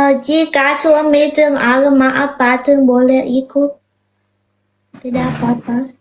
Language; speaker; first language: Indonesian; non-native, learner; Vietnamese